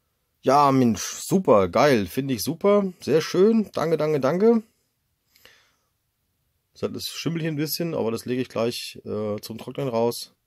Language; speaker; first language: German; native; German